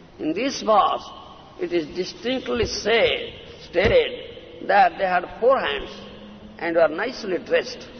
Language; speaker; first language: English; non-native, local second language; Odia